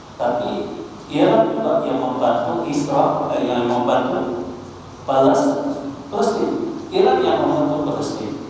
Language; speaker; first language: Malay; native; Malay